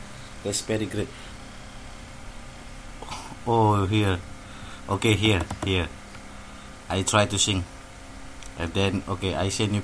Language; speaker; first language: English; non-native, learner; Indonesian